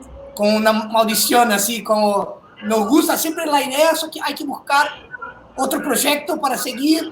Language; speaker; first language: Spanish; non-native, fluent; Portuguese